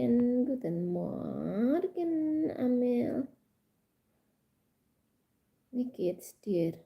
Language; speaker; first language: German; non-native, learner; Indonesian